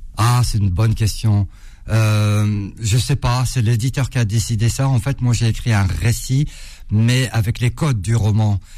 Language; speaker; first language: French; early bilingual, other home language; Arabic